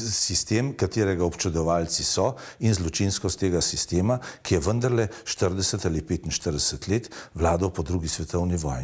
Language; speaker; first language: Slovenian; native; Slovenian